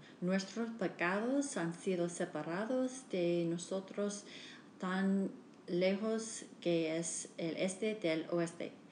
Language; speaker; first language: Spanish; non-native, learner; English